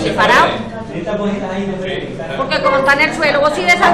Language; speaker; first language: Spanish; native; Spanish